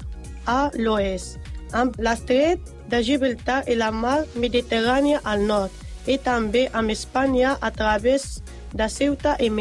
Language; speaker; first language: Catalan; non-native, learner; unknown